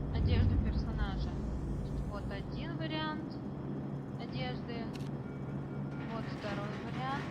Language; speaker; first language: Russian; native; Russian